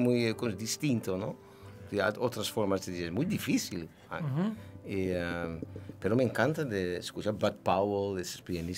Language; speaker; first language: Spanish; non-native, learner; Dutch